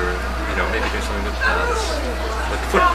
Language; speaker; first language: English; native; English